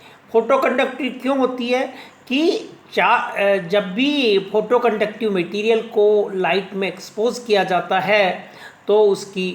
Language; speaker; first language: Hindi; native; Hindi